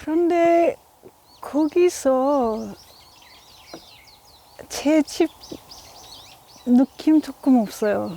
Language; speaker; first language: Korean; non-native, learner; English